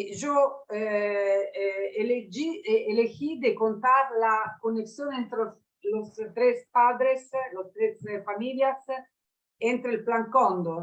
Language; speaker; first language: Spanish; non-native, learner; Italian